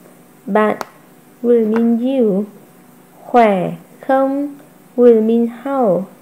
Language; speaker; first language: English; non-native, fluent; Vietnamese